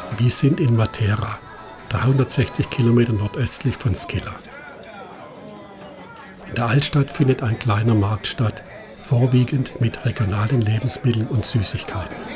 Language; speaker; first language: German; native; German